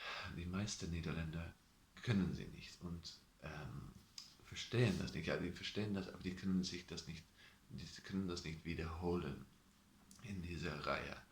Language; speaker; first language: German; non-native, learner; Dutch